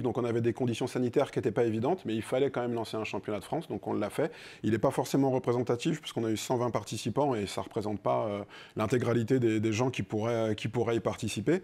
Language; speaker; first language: French; native; French